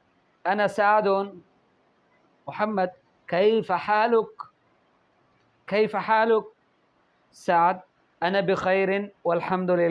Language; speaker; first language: Arabic; non-native, fluent; Urdu